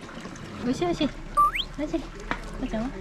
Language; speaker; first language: Japanese; native; Japanese